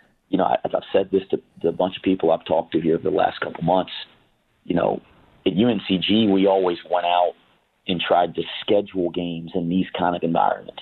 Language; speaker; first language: English; native; English